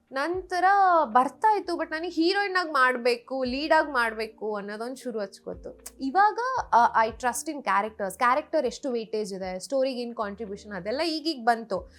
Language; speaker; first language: Kannada; non-native, local second language; Rajasthani